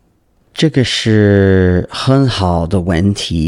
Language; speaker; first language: Chinese; non-native, learner; English